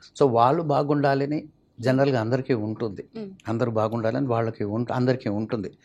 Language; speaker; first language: Telugu; non-native, fluent; Malayalam